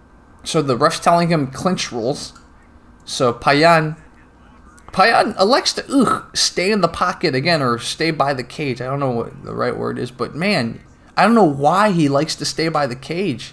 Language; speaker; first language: English; native; English